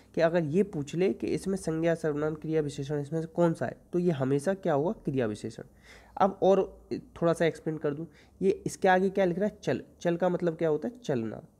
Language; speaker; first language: Hindi; native; Hindi